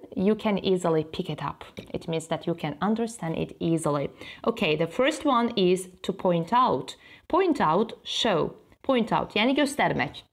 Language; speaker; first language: English; non-native, fluent; Azerbaijani